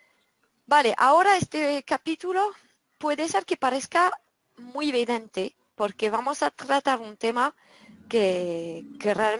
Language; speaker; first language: Spanish; non-native, fluent; French